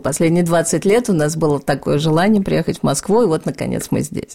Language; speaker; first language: Russian; native; Russian